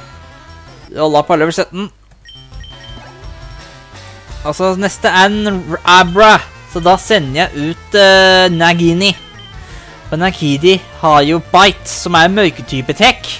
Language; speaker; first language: Norwegian; native; Norwegian